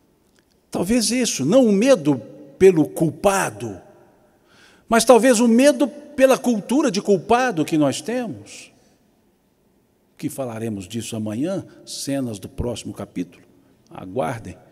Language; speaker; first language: Portuguese; native; Portuguese